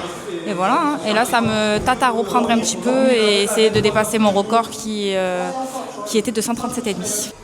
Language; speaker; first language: French; native; French